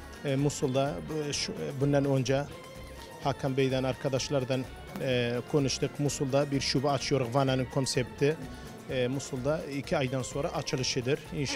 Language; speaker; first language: Turkish; non-native, fluent; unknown